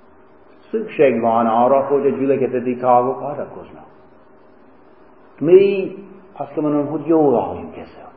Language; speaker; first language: Hungarian; non-native, fluent; English